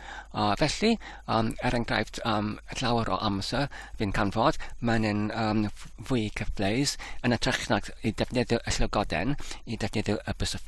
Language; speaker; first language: Welsh; non-native, learner; Polish